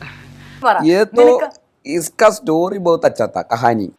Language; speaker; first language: Hindi; non-native, local second language; Malayalam